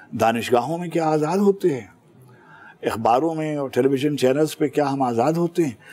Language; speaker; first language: Urdu; native; Urdu